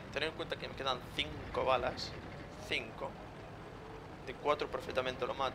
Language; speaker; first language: Spanish; native; Spanish